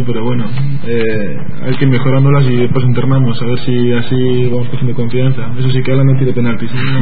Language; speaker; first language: Spanish; native; Spanish